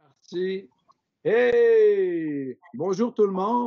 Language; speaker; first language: French; native; French